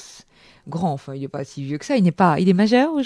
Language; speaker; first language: French; native; French